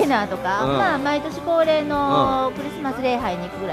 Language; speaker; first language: Japanese; native; Japanese